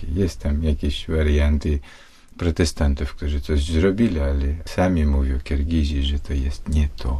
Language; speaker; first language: Polish; non-native, fluent; Russian